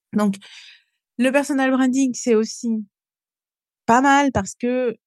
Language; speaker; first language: French; native; French